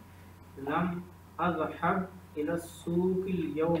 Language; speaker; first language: Arabic; non-native, learner; Urdu